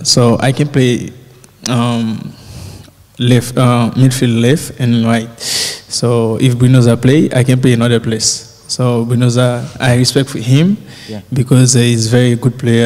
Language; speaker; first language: English; non-native, learner; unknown